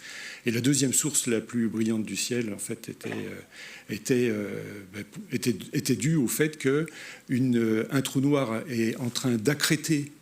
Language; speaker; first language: French; native; French